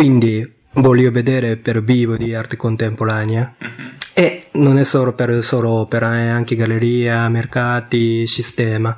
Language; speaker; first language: Italian; non-native, learner; Japanese